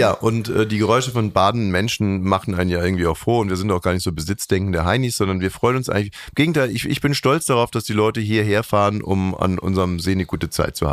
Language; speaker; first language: German; native; German